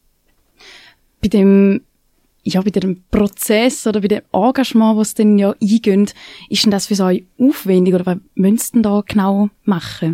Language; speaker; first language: German; native; German